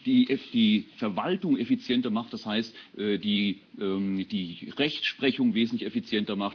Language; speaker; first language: German; native; German